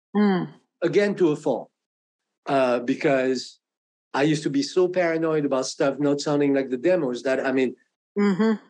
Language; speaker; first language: English; non-native, fluent; French